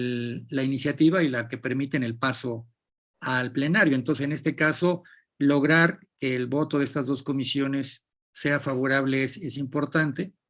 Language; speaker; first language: Spanish; native; Spanish